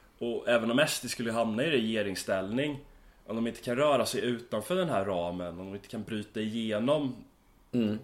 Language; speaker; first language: Swedish; native; Swedish